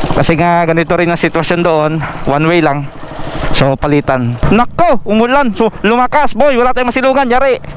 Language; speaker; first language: Filipino; native; Filipino